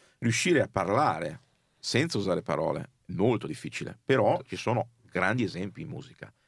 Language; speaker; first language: Italian; native; Italian